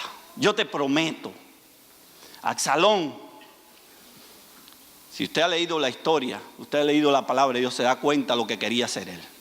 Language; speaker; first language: Spanish; native; Spanish